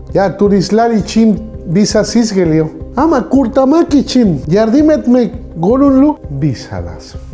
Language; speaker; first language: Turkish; non-native, learner; Spanish